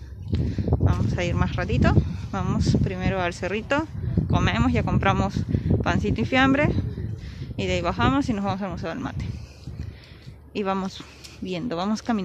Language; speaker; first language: Spanish; native; Spanish